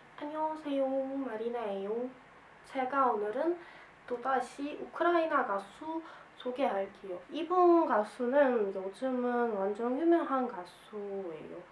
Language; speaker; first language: Korean; non-native, fluent; Ukrainian